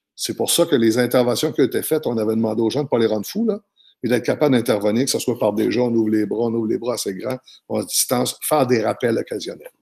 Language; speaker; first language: French; native; French